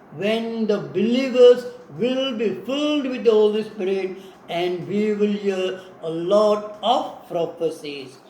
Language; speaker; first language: English; non-native, local second language; Tamil